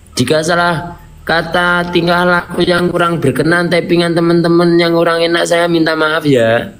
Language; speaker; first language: Indonesian; non-native, local second language; Javanese